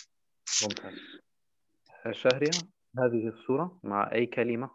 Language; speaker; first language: Arabic; non-native, fluent; German